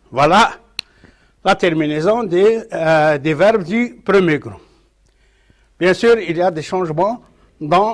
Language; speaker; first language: French; non-native, local second language; Arabic